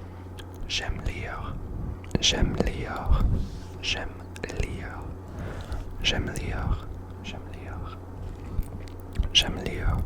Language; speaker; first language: French; non-native, learner; English